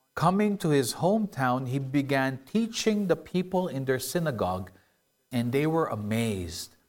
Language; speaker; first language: English; non-native, local second language; Filipino